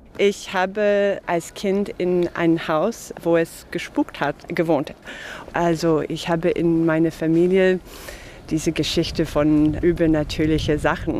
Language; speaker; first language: German; non-native, fluent; English